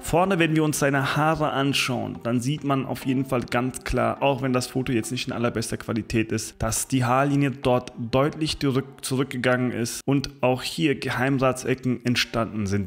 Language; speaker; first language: German; native; German